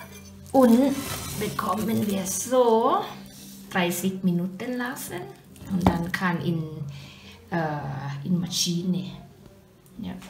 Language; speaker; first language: German; non-native, learner; Thai